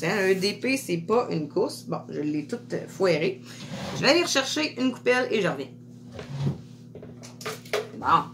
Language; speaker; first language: French; native; French